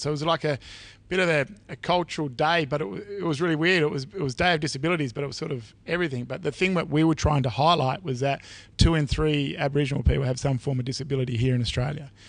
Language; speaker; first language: English; native; English